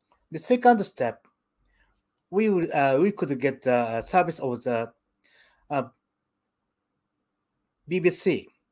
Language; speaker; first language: English; non-native, learner; Japanese